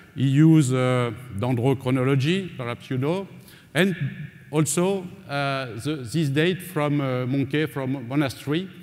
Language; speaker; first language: English; non-native, learner; French